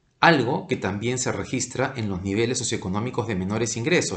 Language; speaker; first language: Spanish; native; Spanish